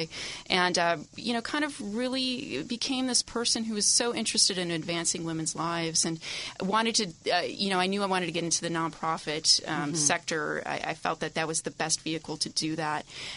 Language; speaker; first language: English; native; English